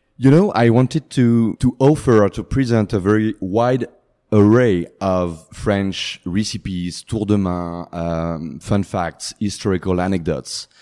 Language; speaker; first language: English; non-native, fluent; French